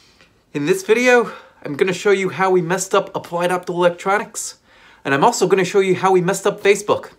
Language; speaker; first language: English; native; English